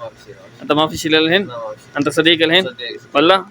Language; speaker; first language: Arabic; non-native, learner; Urdu